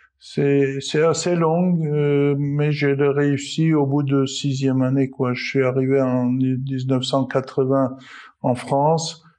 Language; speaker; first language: French; non-native, fluent; Armenian